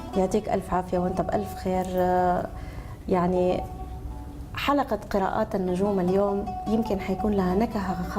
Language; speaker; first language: Arabic; native; Arabic